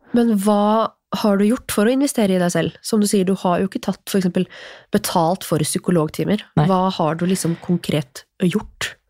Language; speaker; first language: Norwegian; native; Norwegian